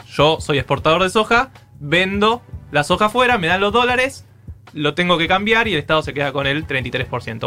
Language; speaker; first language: Spanish; native; Spanish